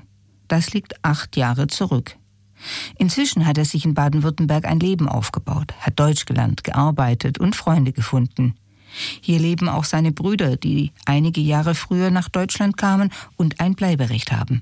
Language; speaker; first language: German; native; German